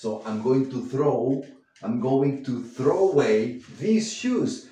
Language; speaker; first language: English; non-native, fluent; Spanish